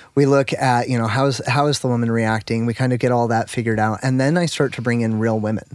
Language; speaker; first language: English; native; English